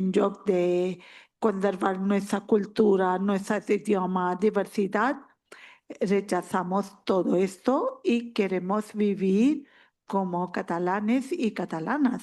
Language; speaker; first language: Spanish; non-native, learner; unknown